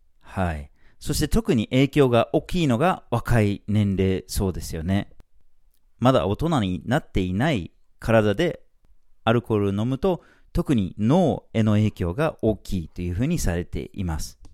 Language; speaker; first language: Japanese; non-native, fluent; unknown